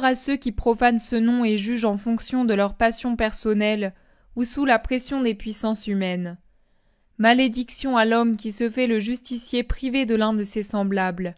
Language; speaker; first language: French; native; French